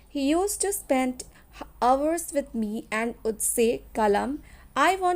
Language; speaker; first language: English; non-native, local second language; Assamese